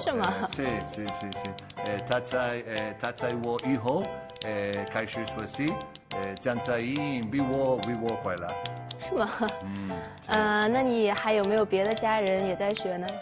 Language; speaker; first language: Chinese; non-native, learner; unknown